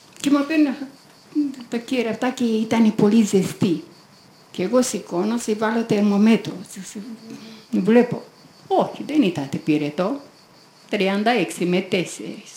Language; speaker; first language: Greek; non-native, learner; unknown